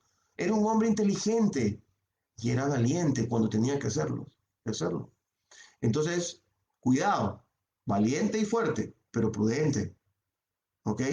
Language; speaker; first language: Spanish; native; Spanish